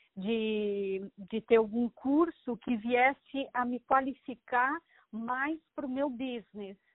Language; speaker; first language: Portuguese; native; Portuguese